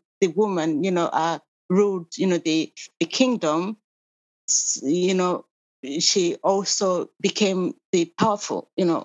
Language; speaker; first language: English; non-native, local second language; Kinyarwanda